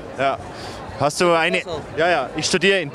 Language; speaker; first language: German; native; German